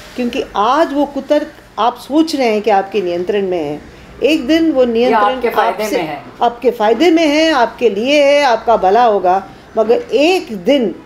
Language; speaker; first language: Hindi; native; Hindi